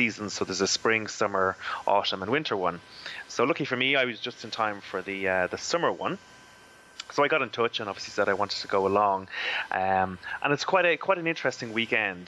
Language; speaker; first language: English; native; English